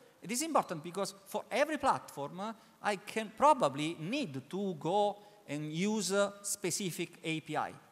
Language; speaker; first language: English; non-native, learner; Italian